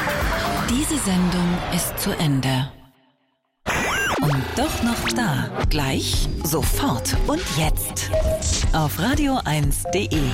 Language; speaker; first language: German; native; German